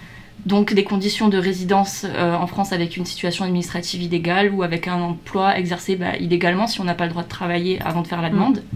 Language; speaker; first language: French; native; French